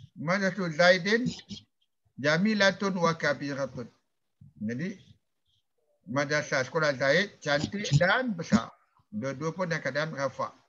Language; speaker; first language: Malay; native; Malay